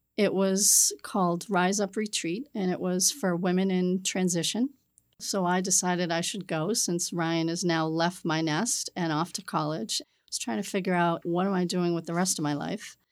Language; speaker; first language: English; native; English